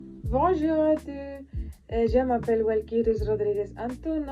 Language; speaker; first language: French; non-native, learner; Spanish